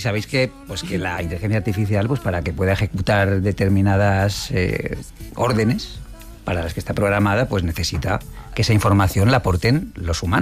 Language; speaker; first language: Spanish; native; Spanish